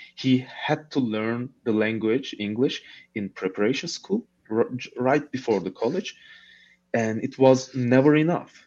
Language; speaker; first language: English; non-native, fluent; Turkish